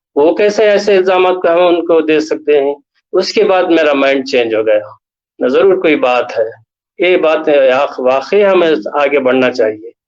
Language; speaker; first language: Urdu; native; Urdu